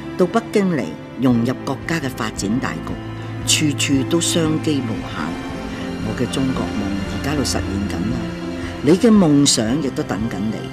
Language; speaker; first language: Chinese; non-native, local second language; Cantonese